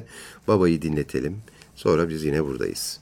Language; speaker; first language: Turkish; native; Turkish